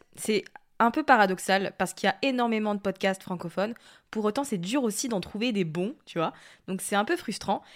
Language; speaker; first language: French; native; French